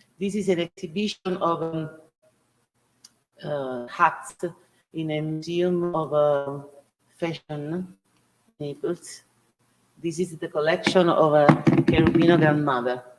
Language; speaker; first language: English; non-native, learner; Italian